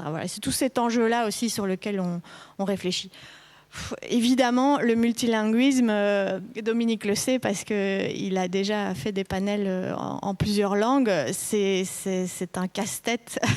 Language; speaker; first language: French; native; French